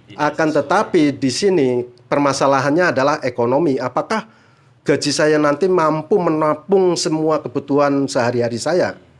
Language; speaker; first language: Indonesian; native; Indonesian